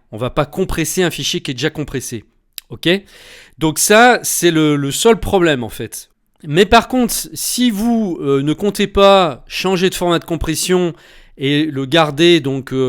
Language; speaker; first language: French; native; French